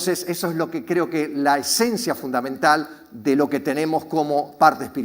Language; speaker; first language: Spanish; native; Spanish